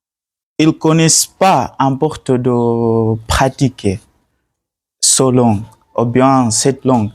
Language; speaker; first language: French; non-native, learner; Swahili